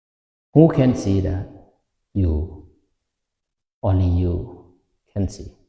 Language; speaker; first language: English; non-native, fluent; Lao